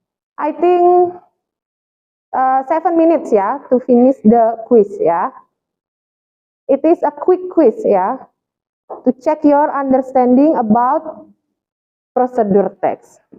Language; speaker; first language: English; non-native, fluent; Indonesian